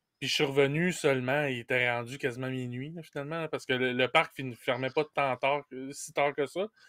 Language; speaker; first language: French; native; French